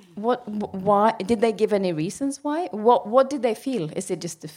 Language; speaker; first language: English; non-native, fluent; Norwegian